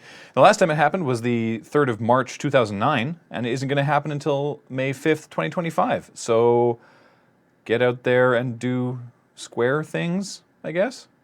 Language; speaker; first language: English; native; English